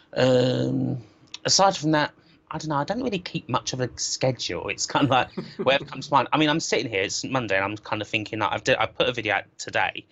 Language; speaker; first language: English; native; English